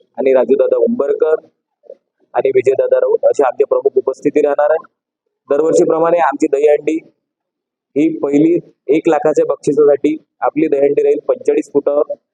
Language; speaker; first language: Marathi; native; Marathi